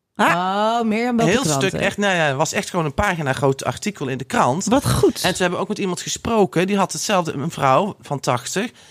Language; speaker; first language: Dutch; native; Dutch